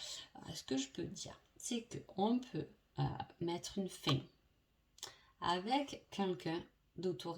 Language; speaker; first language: French; native; French